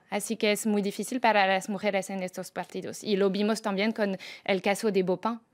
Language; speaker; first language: Spanish; non-native, fluent; French